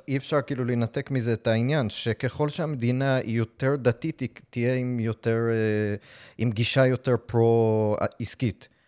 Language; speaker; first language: Hebrew; non-native, fluent; English